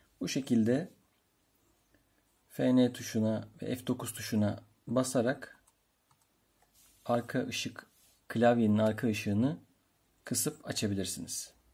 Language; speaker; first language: Turkish; native; Turkish